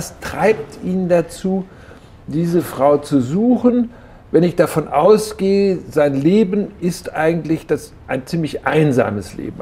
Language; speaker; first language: German; native; German